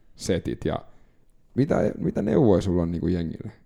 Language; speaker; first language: Finnish; non-native, local second language; Swedish